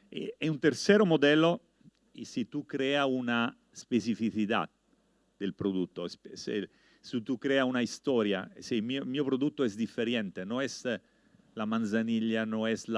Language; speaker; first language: Spanish; non-native, learner; Italian